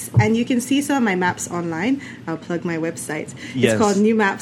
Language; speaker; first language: English; non-native, local second language; Yoruba